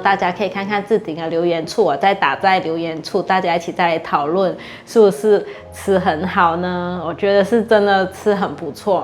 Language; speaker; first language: Chinese; native; Chinese